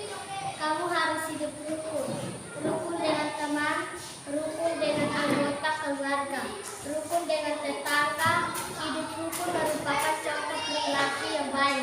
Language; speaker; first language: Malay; non-native, local second language; Tetum